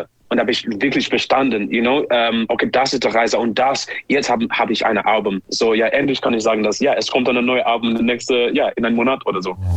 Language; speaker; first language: German; non-native, fluent; English